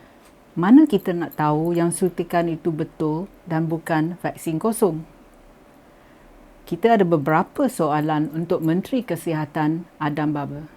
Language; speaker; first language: Malay; native; Malay